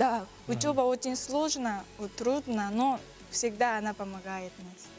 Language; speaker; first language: Russian; non-native, learner; Japanese